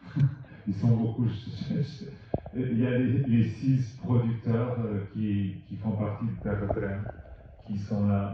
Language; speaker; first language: French; non-native, fluent; Portuguese